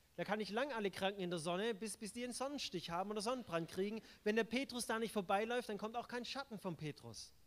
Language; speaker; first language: German; native; German